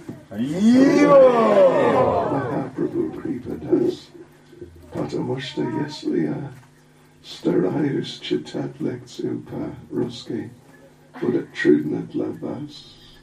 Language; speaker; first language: Russian; non-native, learner; English